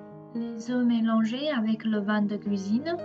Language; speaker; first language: French; non-native, fluent; Chinese